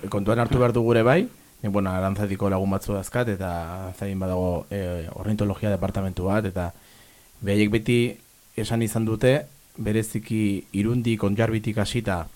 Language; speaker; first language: Basque; native; Basque